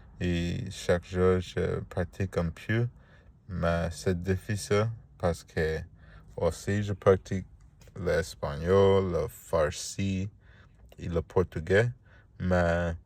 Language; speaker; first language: French; non-native, learner; Spanish